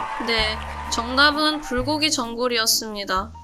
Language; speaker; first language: Korean; non-native, fluent; French